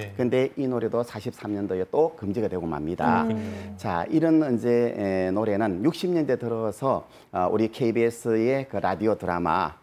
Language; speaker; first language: Korean; native; Korean